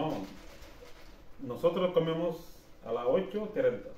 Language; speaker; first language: Spanish; non-native, learner; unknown